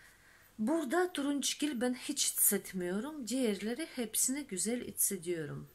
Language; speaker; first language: Turkish; non-native, fluent; Russian